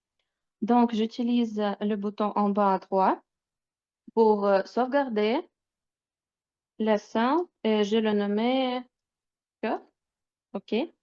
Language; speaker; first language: French; non-native, fluent; Russian